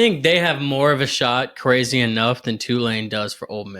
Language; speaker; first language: English; native; English